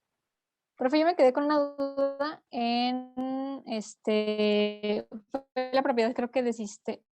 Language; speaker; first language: Spanish; native; Spanish